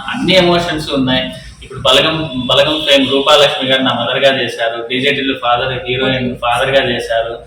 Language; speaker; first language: Telugu; native; Telugu